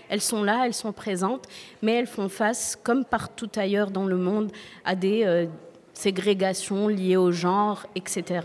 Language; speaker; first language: French; non-native, local second language; Arabic